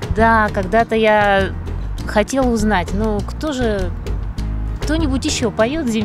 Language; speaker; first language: Russian; native; Russian